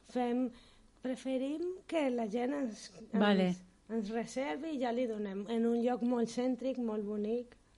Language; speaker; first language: Catalan; non-native, fluent; Spanish